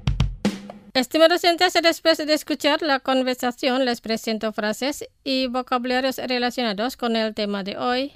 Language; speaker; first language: Spanish; non-native, fluent; Indonesian